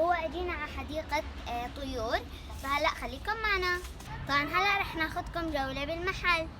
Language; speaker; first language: Arabic; native; Arabic